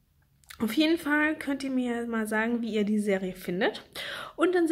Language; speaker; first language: German; native; German